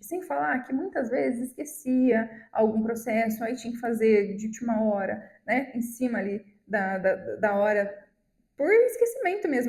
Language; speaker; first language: Portuguese; native; Portuguese